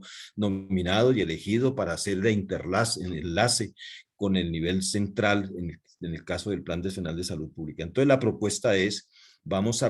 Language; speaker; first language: Spanish; native; Spanish